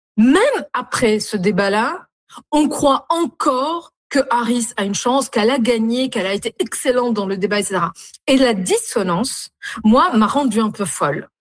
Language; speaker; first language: French; non-native, local second language; Arabic